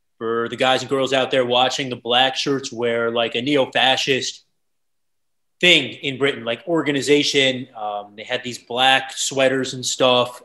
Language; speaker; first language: English; native; English